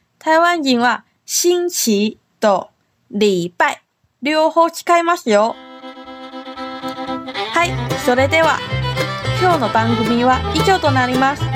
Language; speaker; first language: Japanese; non-native, fluent; Chinese